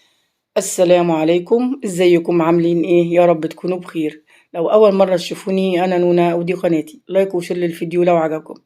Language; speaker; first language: Arabic; native; Arabic